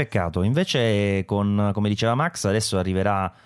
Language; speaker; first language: Italian; native; Italian